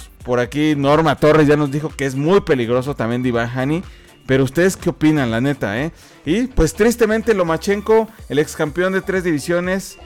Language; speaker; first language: Spanish; native; Spanish